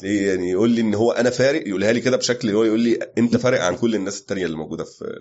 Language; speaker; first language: Arabic; native; Arabic